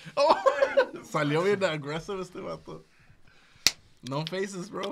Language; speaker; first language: Spanish; early bilingual, other home language; English